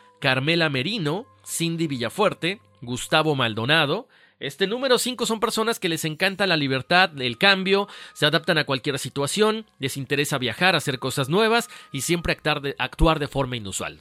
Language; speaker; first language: Spanish; native; Spanish